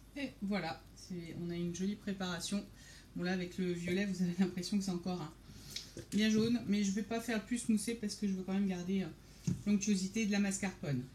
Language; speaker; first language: French; native; French